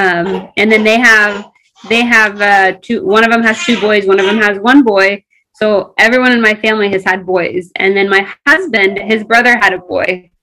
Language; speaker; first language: English; early bilingual, other home language; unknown